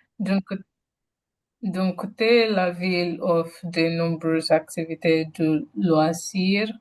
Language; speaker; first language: French; non-native, learner; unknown